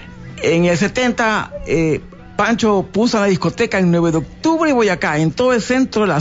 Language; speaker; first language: Spanish; native; Spanish